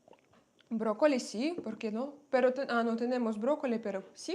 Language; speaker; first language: Spanish; non-native, learner; Russian